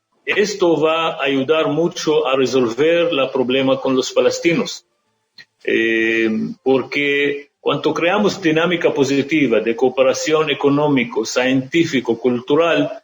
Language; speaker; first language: Spanish; non-native, fluent; Arabic